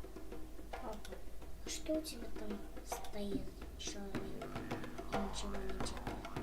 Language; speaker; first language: Russian; early bilingual, other home language; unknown